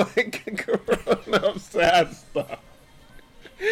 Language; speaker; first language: English; native; English